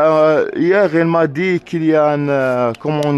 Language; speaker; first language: French; non-native, learner; Arabic